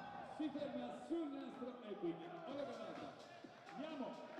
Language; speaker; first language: Italian; native; Italian